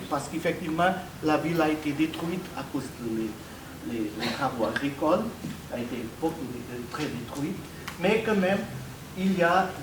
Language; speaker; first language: French; non-native, fluent; Portuguese